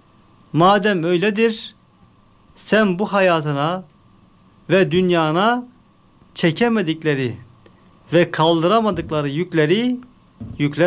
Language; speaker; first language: Turkish; native; Turkish